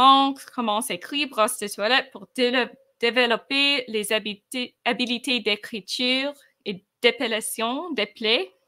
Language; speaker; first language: French; non-native, fluent; English